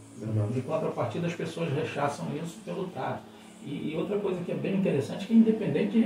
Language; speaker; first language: Portuguese; native; Portuguese